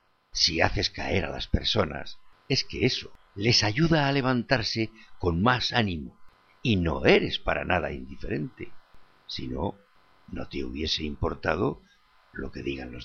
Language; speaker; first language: Spanish; native; Spanish